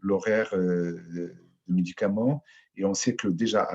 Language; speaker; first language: French; non-native, local second language; Arabic